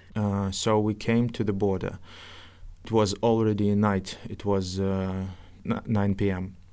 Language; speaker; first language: English; non-native, fluent; Russian